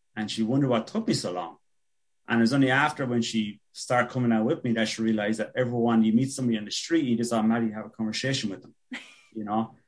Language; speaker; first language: English; native; English